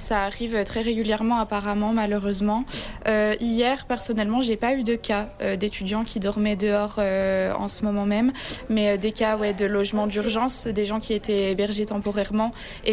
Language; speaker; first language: French; native; French